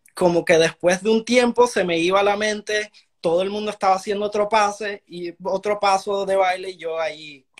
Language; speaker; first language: Spanish; early bilingual, heritage; Spanish